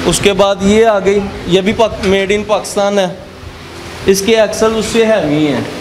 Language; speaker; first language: Urdu; non-native, local second language; Punjabi